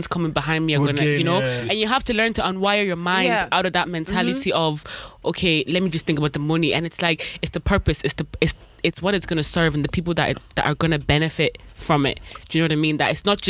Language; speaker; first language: English; native; English